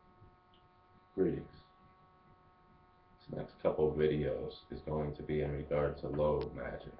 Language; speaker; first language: English; native; English